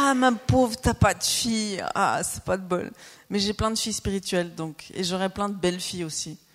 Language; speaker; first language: French; native; French